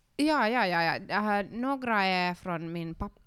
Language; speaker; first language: Swedish; non-native, learner; Finnish